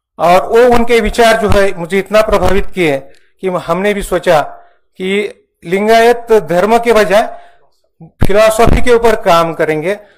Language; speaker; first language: Hindi; non-native, local second language; Marathi